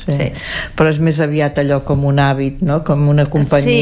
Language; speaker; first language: Catalan; native; Catalan